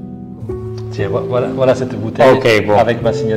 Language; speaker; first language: French; native; French